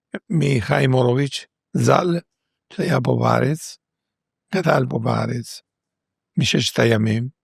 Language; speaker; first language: Hebrew; non-native, fluent; Spanish